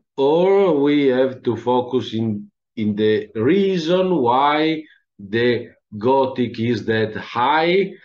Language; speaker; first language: English; non-native, fluent; Italian